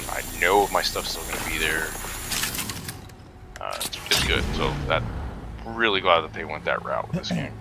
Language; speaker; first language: English; native; English